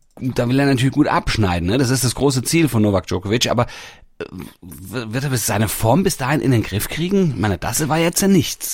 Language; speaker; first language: German; native; German